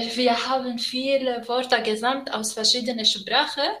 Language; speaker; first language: German; non-native, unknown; Arabic